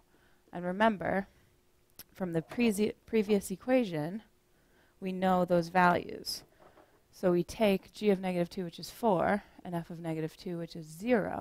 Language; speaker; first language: English; native; English